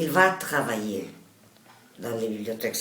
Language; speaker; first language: French; non-native, learner; Catalan